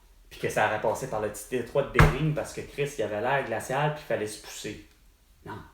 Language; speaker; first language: French; native; French